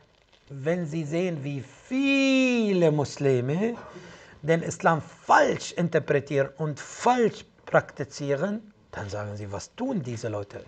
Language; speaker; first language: German; non-native, fluent; Arabic